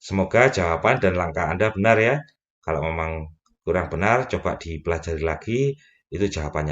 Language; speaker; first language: Indonesian; native; Indonesian